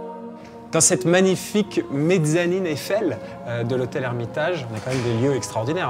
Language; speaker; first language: French; native; French